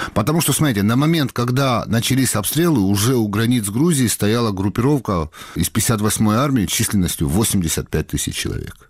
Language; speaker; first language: Russian; non-native, local second language; Georgian